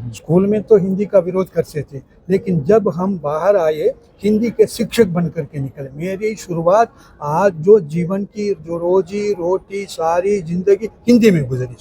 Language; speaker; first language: Hindi; non-native, local second language; Tamil